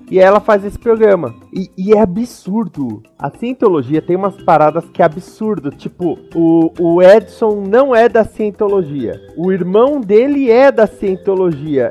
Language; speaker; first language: Portuguese; native; Portuguese